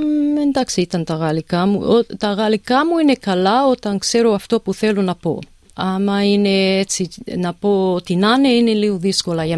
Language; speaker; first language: Greek; early bilingual, heritage; English